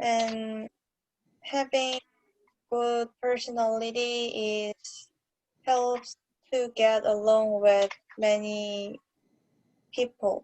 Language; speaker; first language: English; non-native, learner; Korean